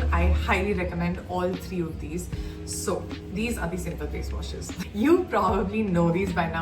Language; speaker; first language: English; native; English